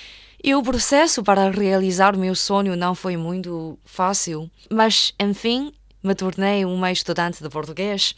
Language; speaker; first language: Portuguese; non-native, fluent; Chinese